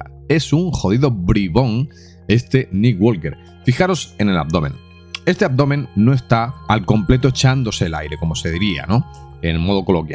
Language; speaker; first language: Spanish; native; Spanish